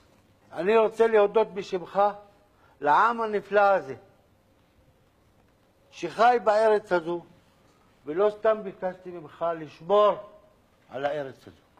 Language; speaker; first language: Hebrew; non-native, local second language; Arabic